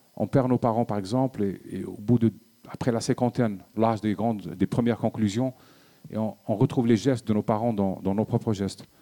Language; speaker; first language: French; non-native, local second language; Arabic